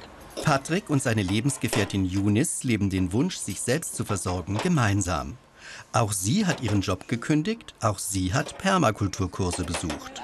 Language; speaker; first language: German; native; German